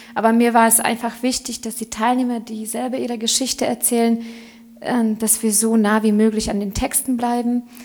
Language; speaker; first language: German; non-native, fluent; Hungarian